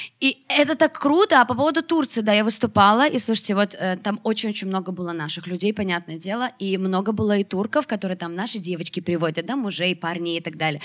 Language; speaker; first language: Russian; native; Russian